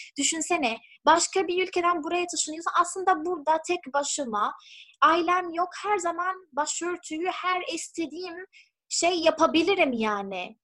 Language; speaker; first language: Turkish; non-native, fluent; Arabic